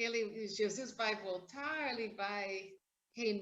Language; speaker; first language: Portuguese; non-native, learner; English